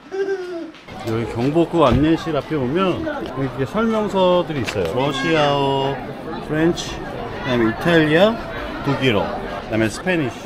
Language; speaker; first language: Korean; native; Korean